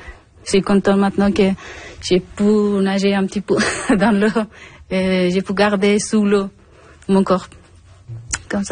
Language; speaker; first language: French; non-native, learner; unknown